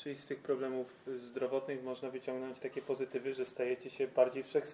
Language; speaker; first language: Polish; native; Polish